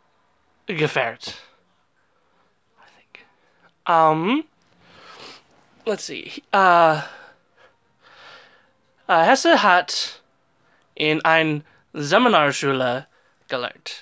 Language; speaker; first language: German; non-native, learner; English